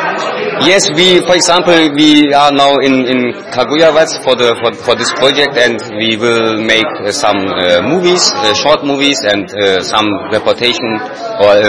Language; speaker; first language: English; non-native, learner; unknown